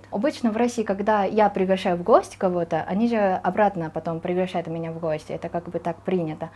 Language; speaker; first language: Russian; non-native, fluent; Japanese